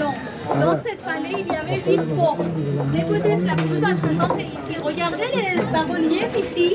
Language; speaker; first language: French; non-native, fluent; Persian